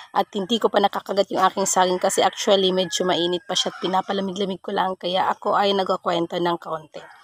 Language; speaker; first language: Filipino; non-native, local second language; Waray